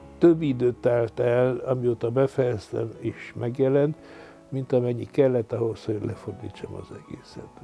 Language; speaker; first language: Hungarian; non-native, local second language; Romanian